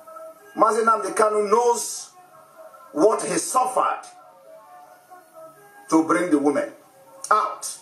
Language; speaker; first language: English; non-native, local second language; Igbo